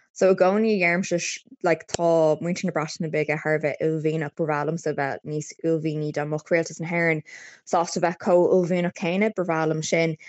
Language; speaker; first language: Irish; non-native, local second language; English